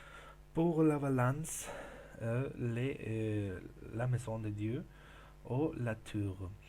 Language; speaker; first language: French; non-native, learner; Spanish